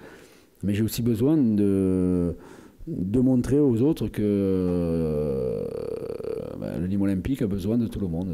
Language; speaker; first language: French; native; French